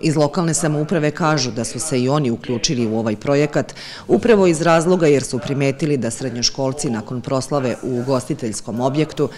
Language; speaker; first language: Serbian; native; Serbian